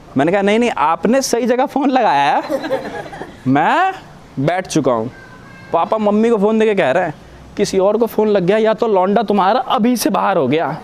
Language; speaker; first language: Hindi; native; Hindi